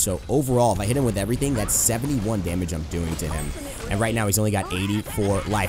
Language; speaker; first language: English; native; English